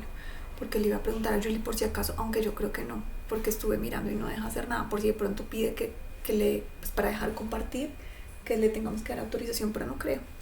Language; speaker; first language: Spanish; native; Spanish